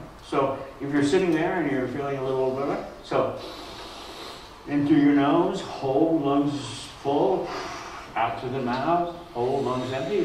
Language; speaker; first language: English; native; English